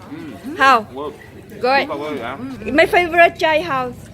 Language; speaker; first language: English; non-native, learner; Vietnamese